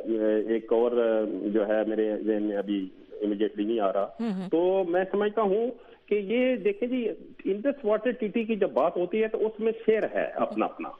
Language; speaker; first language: Urdu; native; Urdu